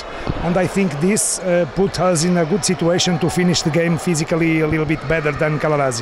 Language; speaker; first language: English; non-native, learner; Portuguese